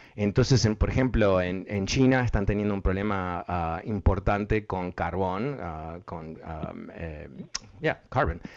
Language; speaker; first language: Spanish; early bilingual, heritage; Spanish